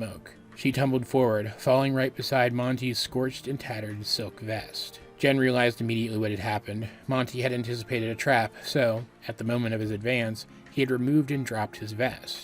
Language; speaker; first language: English; native; English